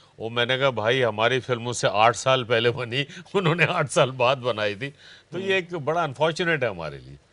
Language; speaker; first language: Urdu; non-native, local second language; Punjabi